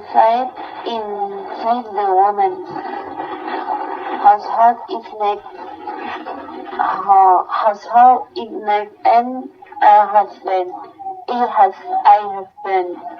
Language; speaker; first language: English; non-native, learner; Indonesian